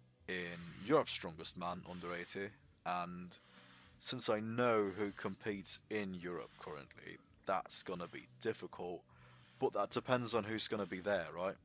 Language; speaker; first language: English; non-native, fluent; German